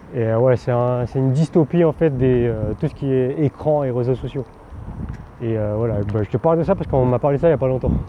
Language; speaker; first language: French; non-native, local second language; Min Nan Chinese